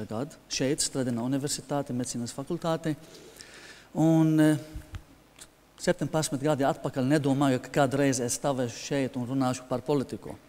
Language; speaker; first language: Latvian; non-native, fluent; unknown